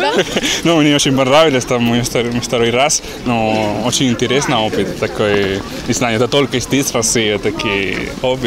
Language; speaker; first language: Russian; non-native, learner; Spanish